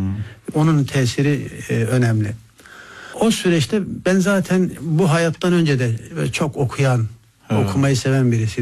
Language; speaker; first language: Turkish; native; Turkish